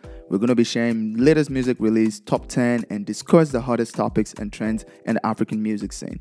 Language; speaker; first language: English; non-native, local second language; Yoruba